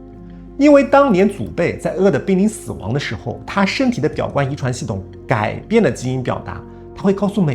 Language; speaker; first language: Chinese; native; Chinese